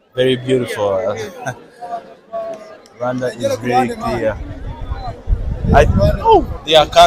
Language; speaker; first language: English; non-native, learner; Kinyarwanda